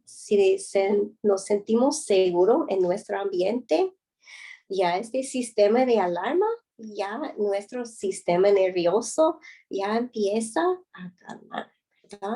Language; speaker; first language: Spanish; non-native, fluent; English